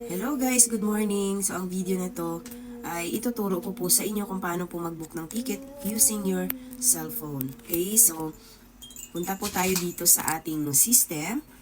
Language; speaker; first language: Filipino; non-native, local second language; Cebuano